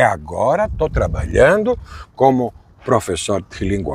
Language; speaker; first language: Portuguese; non-native, fluent; Greek